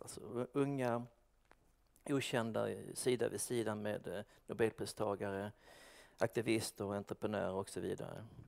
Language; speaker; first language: Swedish; native; Swedish